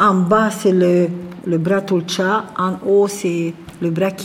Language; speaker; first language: French; non-native, fluent; Romanian